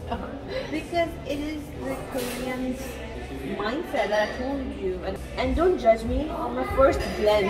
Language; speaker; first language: English; early bilingual, other home language; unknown